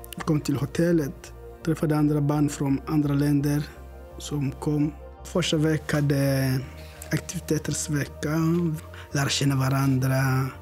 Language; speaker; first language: Swedish; non-native, learner; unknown